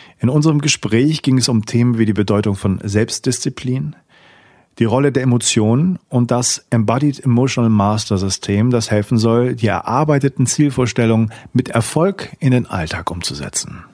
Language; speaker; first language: German; native; German